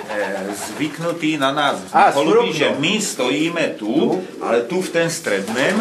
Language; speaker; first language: Polish; non-native, learner; Slovak